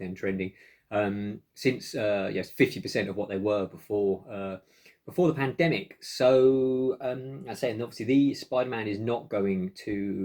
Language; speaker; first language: English; native; English